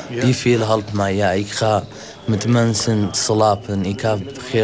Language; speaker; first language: Dutch; non-native, learner; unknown